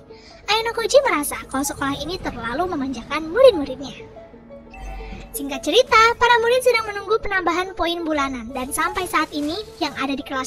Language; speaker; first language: Indonesian; native; Indonesian